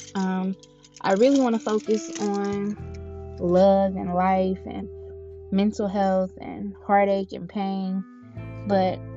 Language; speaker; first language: English; native; English